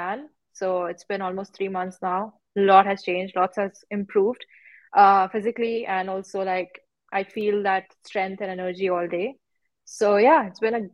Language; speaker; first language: English; non-native, local second language; Hindi